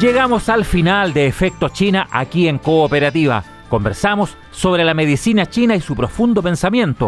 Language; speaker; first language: Spanish; native; Spanish